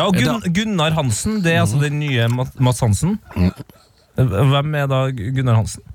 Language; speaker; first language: Norwegian; native; Norwegian